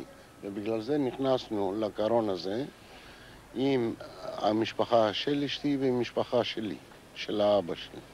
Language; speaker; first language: Hebrew; non-native, fluent; Ladino